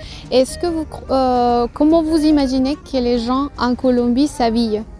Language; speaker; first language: French; non-native, fluent; Spanish